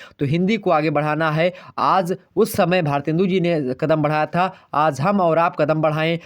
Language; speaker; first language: Hindi; native; Hindi